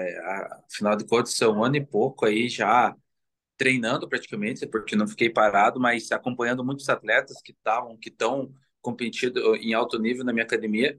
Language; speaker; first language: Portuguese; native; Portuguese